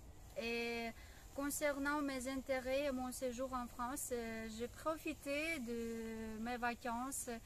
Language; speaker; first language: French; non-native, fluent; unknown